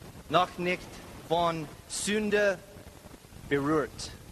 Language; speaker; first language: German; non-native, learner; English